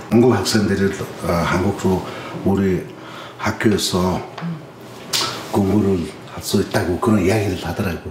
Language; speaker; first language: Korean; non-native, fluent; Mongolian